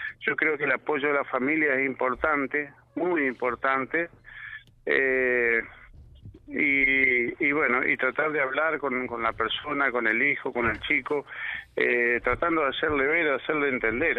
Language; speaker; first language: Spanish; native; Spanish